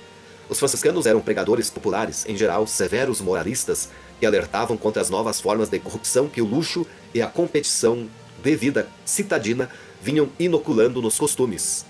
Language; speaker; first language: Portuguese; native; Portuguese